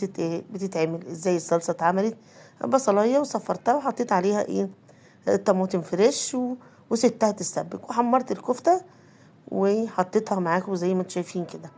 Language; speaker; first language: Arabic; native; Arabic